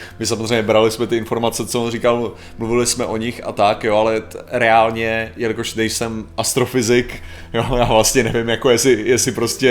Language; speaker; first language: Czech; native; Czech